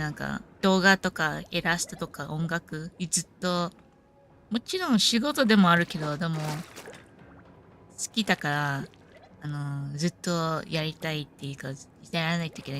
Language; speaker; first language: Japanese; non-native, fluent; English